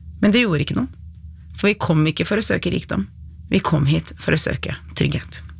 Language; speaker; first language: Norwegian; early bilingual, other home language; Arabic